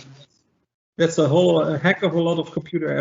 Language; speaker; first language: English; non-native, fluent; Dutch